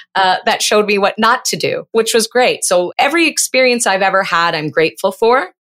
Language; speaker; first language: English; native; English